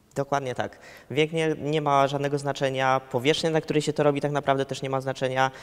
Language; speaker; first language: Polish; early bilingual, heritage; Polish